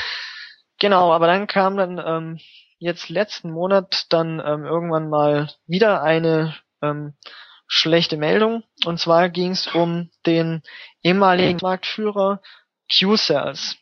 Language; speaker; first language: German; native; German